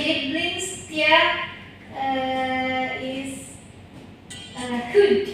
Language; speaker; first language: German; non-native, learner; Indonesian